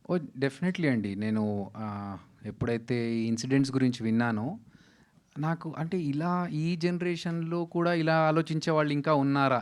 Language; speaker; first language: Telugu; native; Telugu